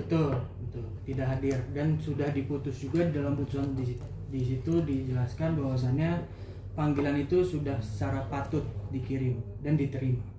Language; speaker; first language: Indonesian; native; Indonesian